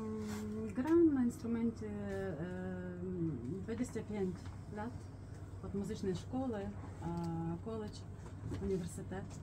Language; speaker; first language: Polish; non-native, learner; Ukrainian